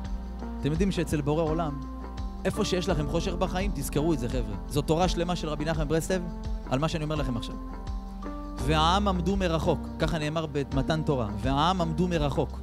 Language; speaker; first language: Hebrew; native; Hebrew